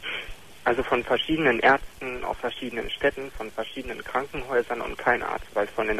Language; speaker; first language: German; native; German